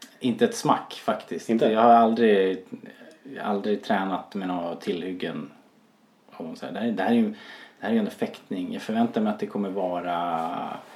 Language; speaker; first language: Swedish; native; Swedish